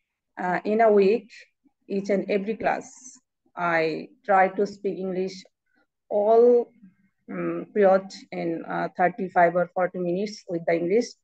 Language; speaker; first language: English; non-native, learner; Bangla